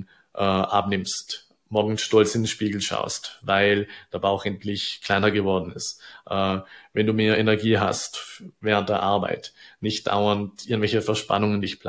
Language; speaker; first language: German; native; German